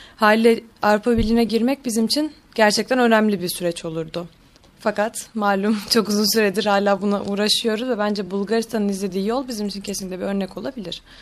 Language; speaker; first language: Turkish; native; Turkish